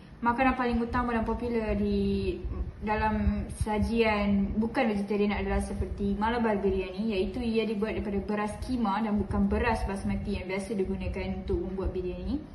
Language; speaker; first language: Malay; non-native, local second language; Malayalam